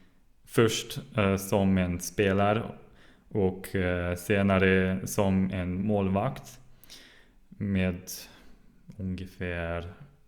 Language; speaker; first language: Swedish; non-native, learner; German